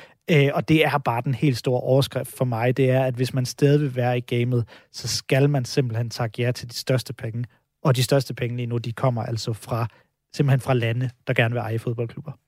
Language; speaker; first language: Danish; native; Danish